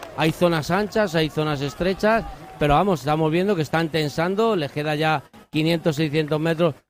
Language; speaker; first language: Spanish; native; Spanish